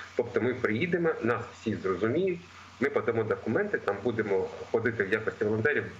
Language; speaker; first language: Ukrainian; native; Ukrainian